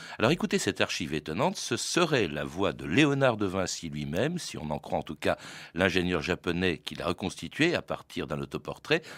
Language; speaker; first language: French; native; French